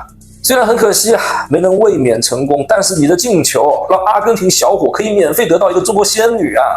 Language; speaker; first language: Chinese; native; Chinese